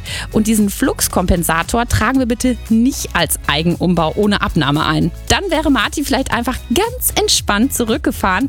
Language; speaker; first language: German; native; German